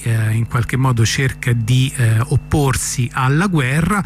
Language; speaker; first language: Italian; native; Italian